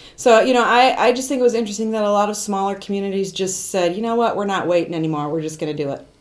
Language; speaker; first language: English; native; English